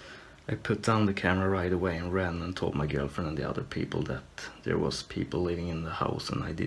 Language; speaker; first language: English; non-native, fluent; Swedish